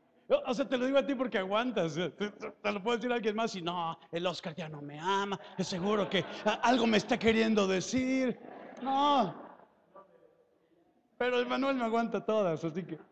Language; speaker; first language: Spanish; native; Spanish